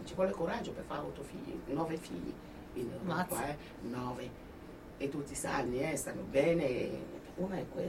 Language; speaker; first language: Italian; non-native, fluent; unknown